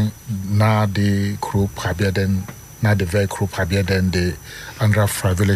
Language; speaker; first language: Dutch; non-native, fluent; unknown